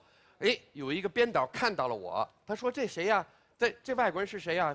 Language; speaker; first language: Chinese; non-native, fluent; English